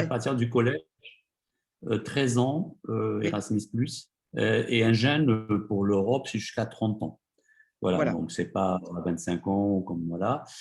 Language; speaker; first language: French; non-native, fluent; Spanish